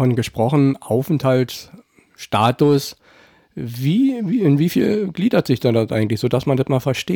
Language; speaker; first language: German; native; German